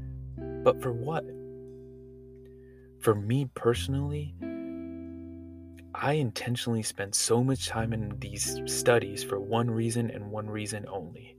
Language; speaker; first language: English; native; English